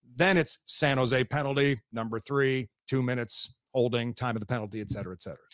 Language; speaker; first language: English; native; English